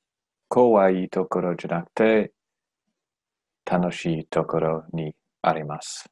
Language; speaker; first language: Japanese; non-native, learner; English